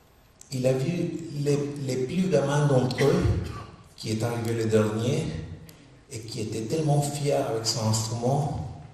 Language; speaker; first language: French; non-native, fluent; Spanish